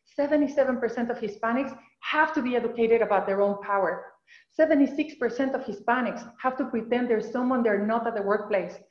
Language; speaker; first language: English; non-native, fluent; Spanish